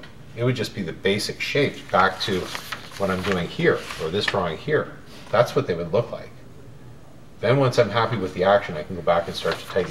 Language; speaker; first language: English; native; English